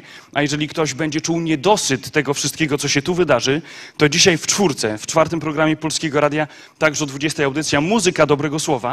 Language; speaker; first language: Polish; native; Polish